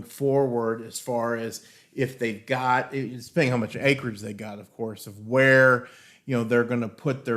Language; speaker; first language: English; native; English